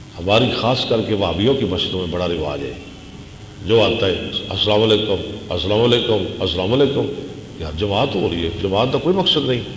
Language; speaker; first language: Urdu; non-native, local second language; Punjabi